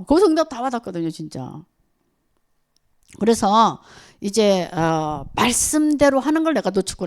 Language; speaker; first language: Korean; native; Korean